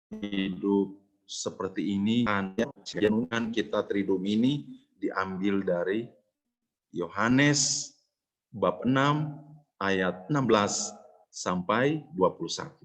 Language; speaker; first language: Indonesian; native; Indonesian